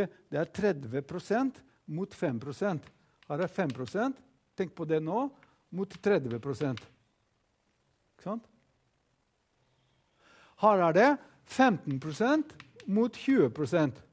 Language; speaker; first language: Norwegian; non-native, fluent; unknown